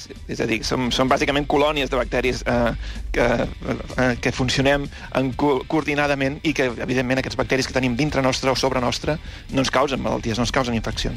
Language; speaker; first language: Catalan; native; Catalan